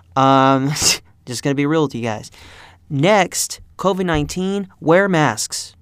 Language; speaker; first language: English; early bilingual, other home language; Spanish